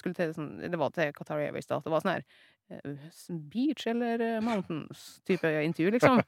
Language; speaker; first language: Norwegian; native; Norwegian